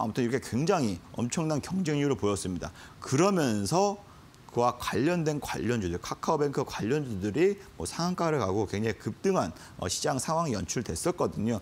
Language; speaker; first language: Korean; native; Korean